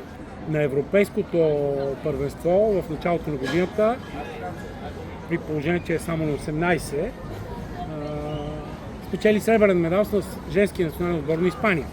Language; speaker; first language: Bulgarian; native; Bulgarian